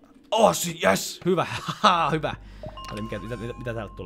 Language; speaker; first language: Finnish; native; Finnish